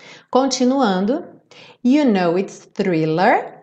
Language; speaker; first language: English; non-native, fluent; Portuguese